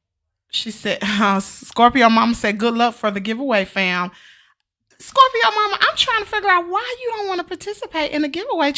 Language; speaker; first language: English; native; English